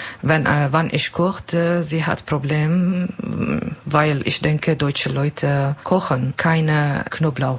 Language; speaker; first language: German; non-native, learner; Kurdish